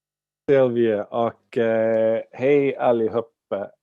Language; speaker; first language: Swedish; non-native, fluent; English